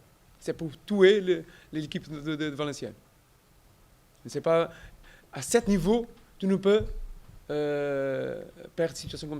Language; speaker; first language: French; non-native, learner; Portuguese